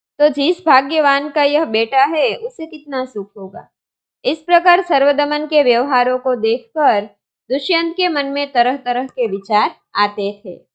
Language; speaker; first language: Hindi; non-native, local second language; Gujarati